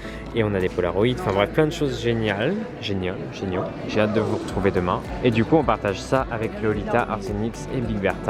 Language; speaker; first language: French; native; French